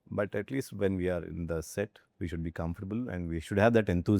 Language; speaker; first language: Telugu; native; Telugu